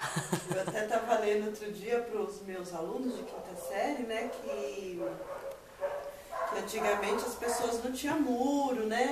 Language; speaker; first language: Portuguese; native; Portuguese